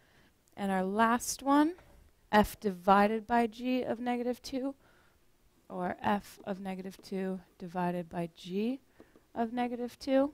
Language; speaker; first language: English; native; English